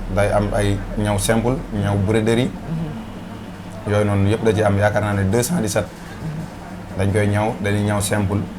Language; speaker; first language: Wolof; native; Wolof